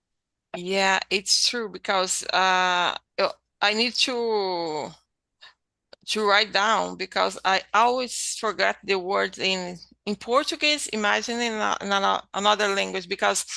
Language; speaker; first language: English; non-native, learner; Portuguese